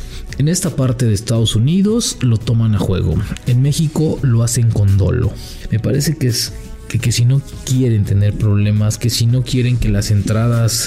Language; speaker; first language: Spanish; native; Spanish